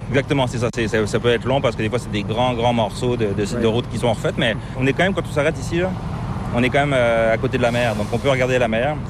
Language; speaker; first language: French; native; French